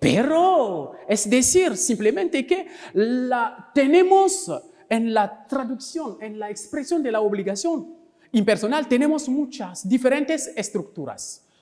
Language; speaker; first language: Spanish; non-native, local second language; French